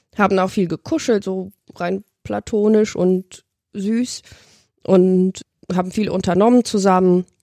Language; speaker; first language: German; early bilingual, other home language; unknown